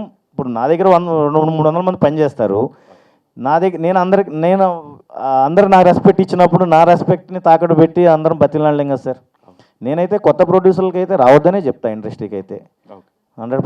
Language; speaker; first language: Telugu; native; Telugu